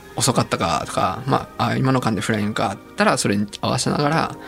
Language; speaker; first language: Japanese; native; Japanese